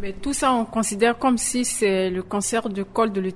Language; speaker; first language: French; non-native, local second language; Sango